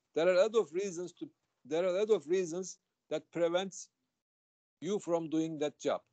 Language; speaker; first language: English; non-native, fluent; Turkish